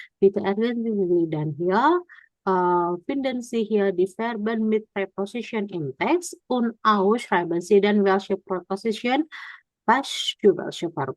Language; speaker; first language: German; non-native, fluent; Indonesian